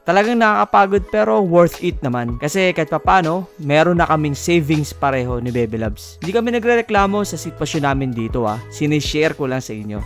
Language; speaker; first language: Filipino; native; Filipino